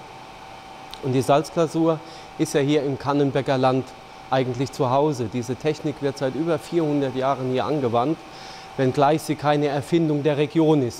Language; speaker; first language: German; native; German